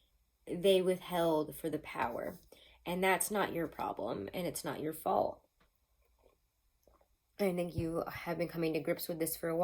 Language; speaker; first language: English; native; English